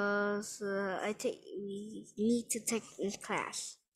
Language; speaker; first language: English; non-native, learner; Vietnamese